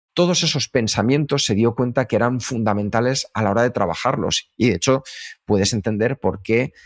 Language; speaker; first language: Spanish; native; Spanish